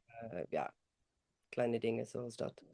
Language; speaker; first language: Dutch; non-native, fluent; English